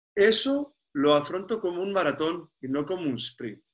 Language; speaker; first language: Spanish; non-native, fluent; Greek